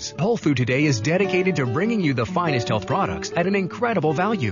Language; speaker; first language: English; native; English